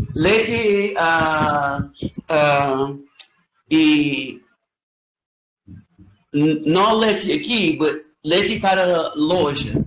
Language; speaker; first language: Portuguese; non-native, learner; English